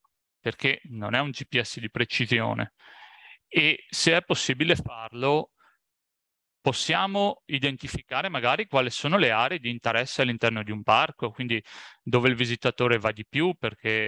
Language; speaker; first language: Italian; native; Italian